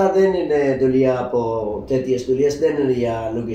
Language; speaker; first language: Greek; non-native, learner; Urdu